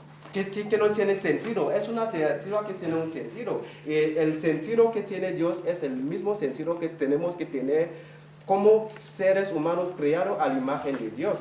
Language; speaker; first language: Spanish; non-native, fluent; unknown